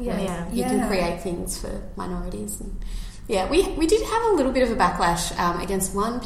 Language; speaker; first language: English; native; English